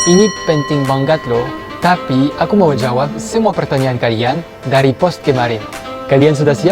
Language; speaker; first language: Indonesian; non-native, fluent; French